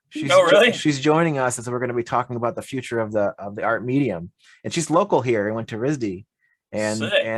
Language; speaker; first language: English; native; English